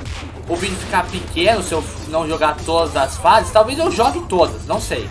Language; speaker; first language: Portuguese; native; Portuguese